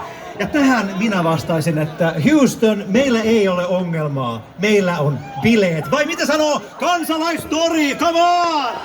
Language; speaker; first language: Finnish; native; Finnish